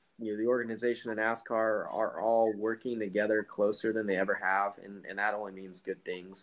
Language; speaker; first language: English; native; English